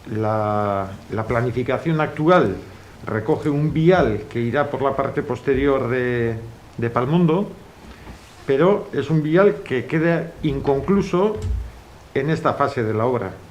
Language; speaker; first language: Spanish; non-native, local second language; Basque